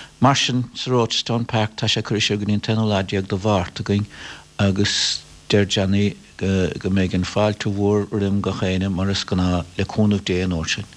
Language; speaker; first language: Irish; native; Irish